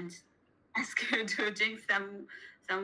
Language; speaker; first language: English; non-native, learner; Chinese